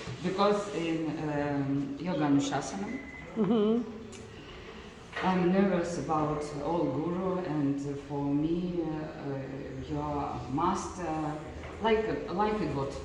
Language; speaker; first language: English; non-native, learner; Russian